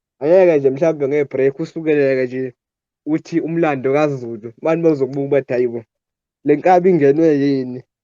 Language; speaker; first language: Zulu; native; Zulu